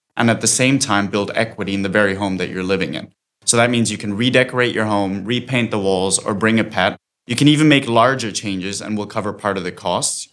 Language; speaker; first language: English; non-native, fluent; German